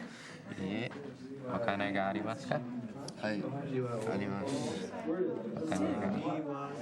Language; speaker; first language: Japanese; non-native, learner; English